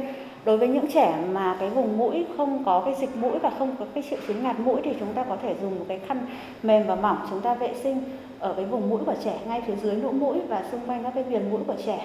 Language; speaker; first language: Vietnamese; native; Vietnamese